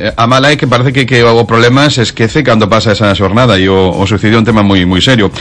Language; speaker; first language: Galician; non-native, local second language; Spanish